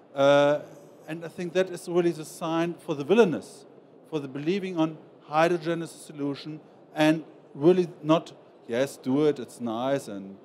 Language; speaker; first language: English; non-native, fluent; German